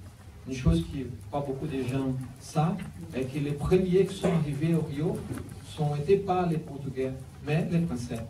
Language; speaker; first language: French; non-native, learner; Portuguese